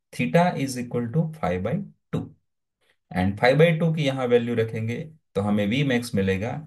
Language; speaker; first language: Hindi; non-native, local second language; Gujarati